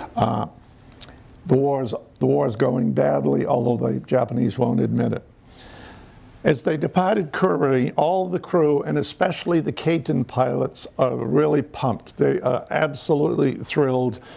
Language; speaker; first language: English; native; English